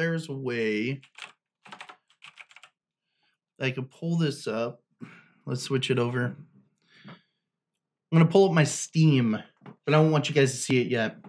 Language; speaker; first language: English; native; English